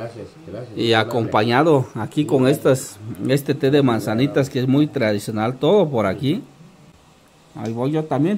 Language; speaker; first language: Spanish; native; Spanish